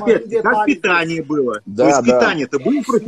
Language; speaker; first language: Russian; native; Russian